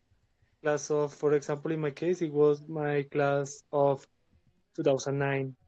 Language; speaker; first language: English; non-native, learner; Spanish